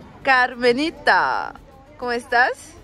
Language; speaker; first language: Spanish; non-native, fluent; French